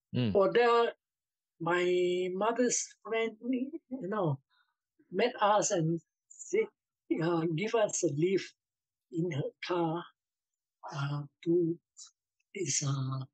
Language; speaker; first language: English; non-native, local second language; Min Nan Chinese